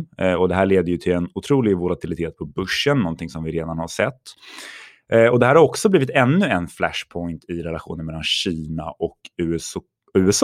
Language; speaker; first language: Swedish; native; Swedish